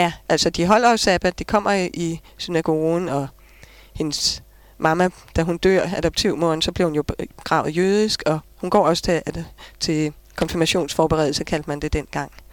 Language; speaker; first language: Danish; native; Danish